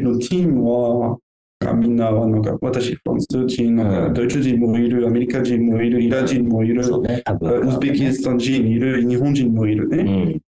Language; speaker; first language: Japanese; non-native, learner; French